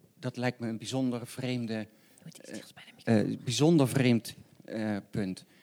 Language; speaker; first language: Dutch; native; Dutch